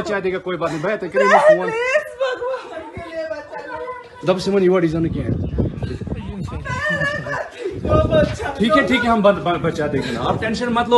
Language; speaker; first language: Hindi; non-native, local second language; Kashmiri